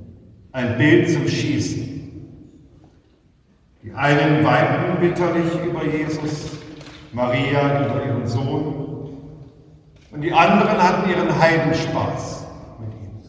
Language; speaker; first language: German; native; German